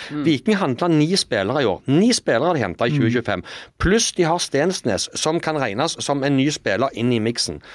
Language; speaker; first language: Norwegian; native; Norwegian